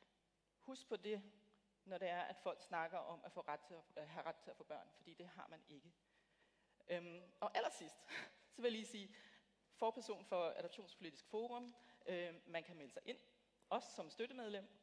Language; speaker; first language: Danish; native; Danish